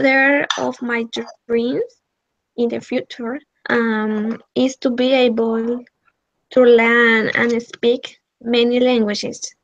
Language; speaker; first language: English; non-native, learner; Spanish